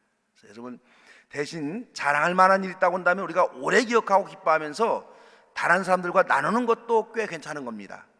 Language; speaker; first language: Korean; native; Korean